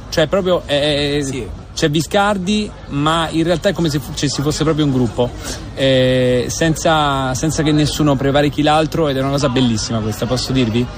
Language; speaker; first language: Italian; native; Italian